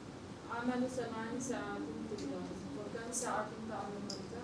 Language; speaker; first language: Arabic; non-native, learner; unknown